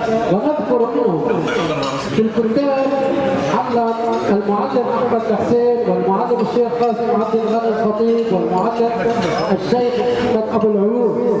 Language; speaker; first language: Arabic; native; Arabic